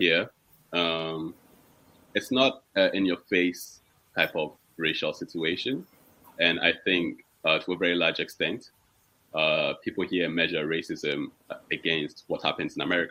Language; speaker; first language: English; non-native, local second language; Akan